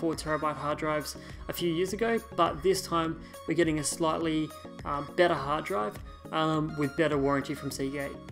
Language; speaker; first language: English; native; English